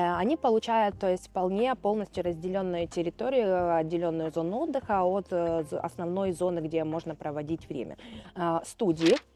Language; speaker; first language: Russian; non-native, fluent; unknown